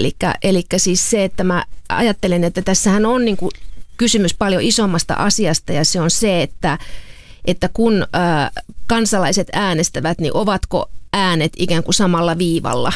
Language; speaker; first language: Finnish; native; Finnish